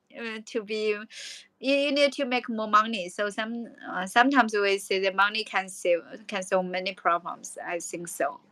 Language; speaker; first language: English; non-native, learner; Chinese